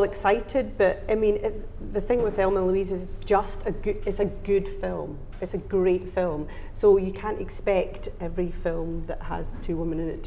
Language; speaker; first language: English; native; English